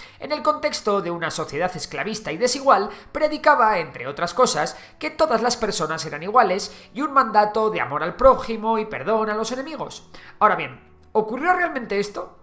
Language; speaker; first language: Spanish; native; Spanish